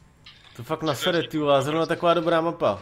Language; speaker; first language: Czech; native; Czech